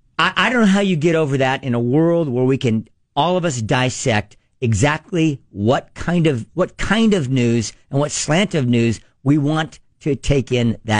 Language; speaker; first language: English; native; English